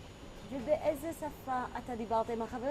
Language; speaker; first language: Hebrew; native; Hebrew